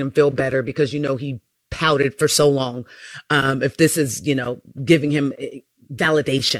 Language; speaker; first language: English; native; English